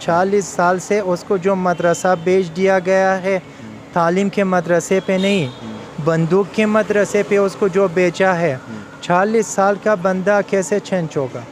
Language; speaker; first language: Hindi; non-native, learner; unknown